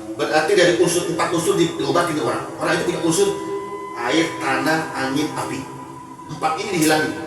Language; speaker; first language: Indonesian; native; Indonesian